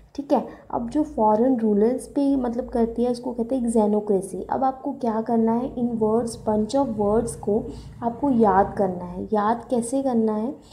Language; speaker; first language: Hindi; native; Hindi